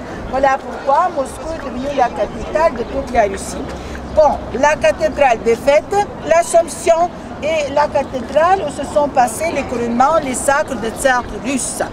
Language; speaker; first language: French; non-native, fluent; Russian